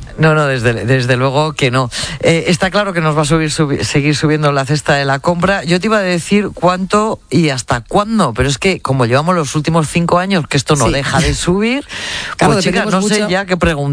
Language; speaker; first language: Spanish; native; Spanish